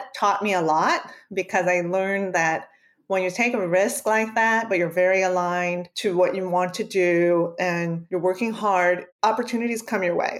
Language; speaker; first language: English; early bilingual, other home language; Spanish